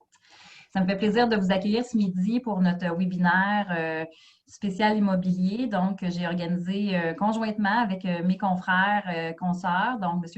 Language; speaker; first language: French; native; French